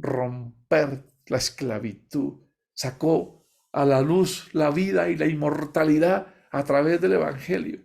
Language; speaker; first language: Spanish; native; Spanish